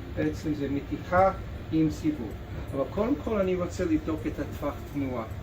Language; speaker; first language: Hebrew; non-native, fluent; English